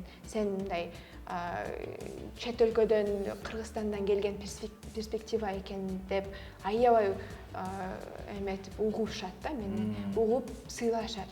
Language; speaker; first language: Kyrgyz; early bilingual, heritage; Kyrgyz